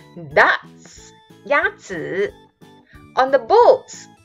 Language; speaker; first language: English; non-native, local second language; Chinese